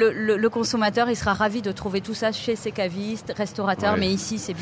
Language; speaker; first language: French; native; French